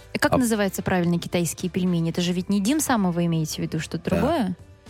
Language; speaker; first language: Russian; native; Russian